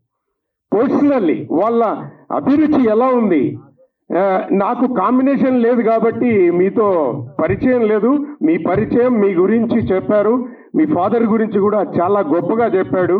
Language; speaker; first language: Telugu; native; Telugu